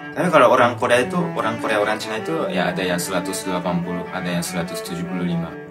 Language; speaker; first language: Indonesian; non-native, fluent; Japanese